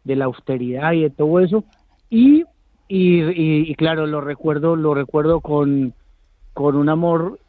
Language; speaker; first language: Spanish; native; Spanish